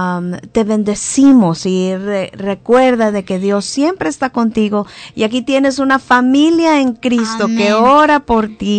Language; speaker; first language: Spanish; early bilingual, heritage; English